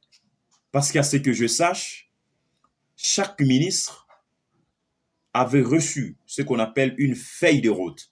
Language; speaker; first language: French; non-native, local second language; Lingala